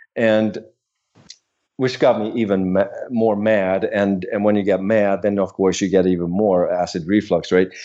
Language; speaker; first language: English; non-native, fluent; Swedish